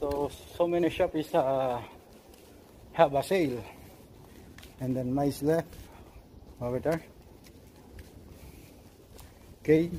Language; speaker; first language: English; non-native, learner; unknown